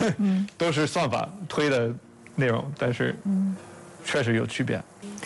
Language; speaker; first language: Chinese; non-native, fluent; English